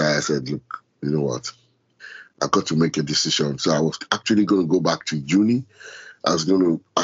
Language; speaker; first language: English; non-native, local second language; Yoruba